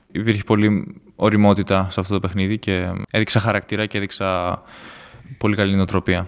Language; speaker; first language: Greek; native; Greek